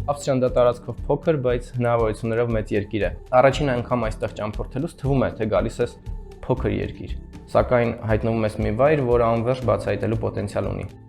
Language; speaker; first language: Armenian; native; Armenian